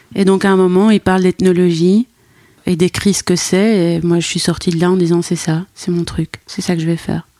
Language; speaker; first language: French; native; French